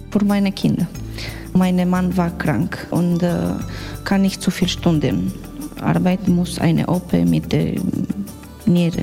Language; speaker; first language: German; non-native, learner; Romanian